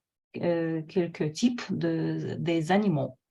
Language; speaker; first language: French; non-native, fluent; Russian